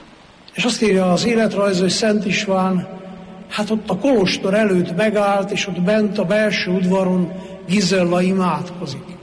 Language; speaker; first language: Hungarian; native; Hungarian